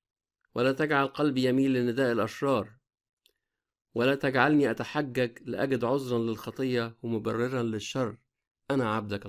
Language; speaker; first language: Arabic; native; Arabic